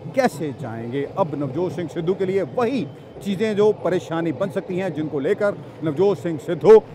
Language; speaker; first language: Hindi; non-native, local second language; Punjabi